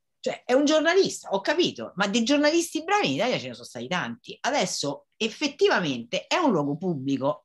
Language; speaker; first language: Italian; native; Italian